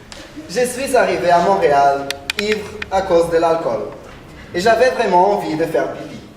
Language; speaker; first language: French; non-native, learner; Spanish